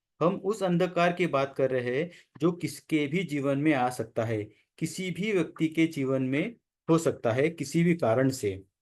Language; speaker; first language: Hindi; non-native, local second language; Marathi